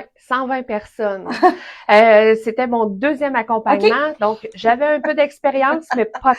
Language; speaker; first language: French; native; French